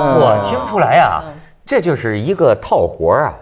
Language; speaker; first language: Chinese; native; Chinese